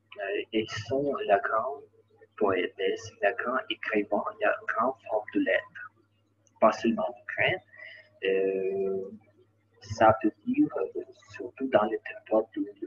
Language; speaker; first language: French; non-native, learner; Ukrainian